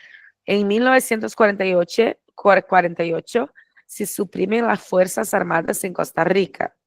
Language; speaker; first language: Spanish; non-native, fluent; Portuguese